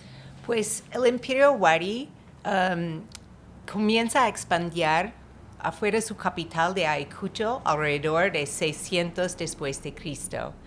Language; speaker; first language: Spanish; non-native, fluent; English